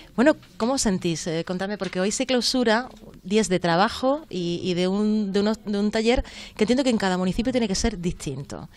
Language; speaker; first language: Spanish; native; Spanish